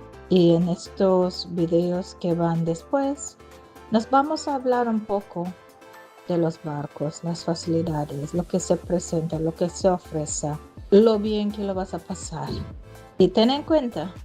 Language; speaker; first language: Spanish; non-native, fluent; English